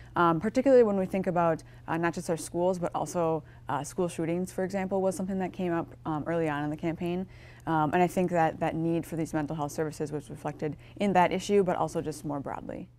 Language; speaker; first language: English; native; English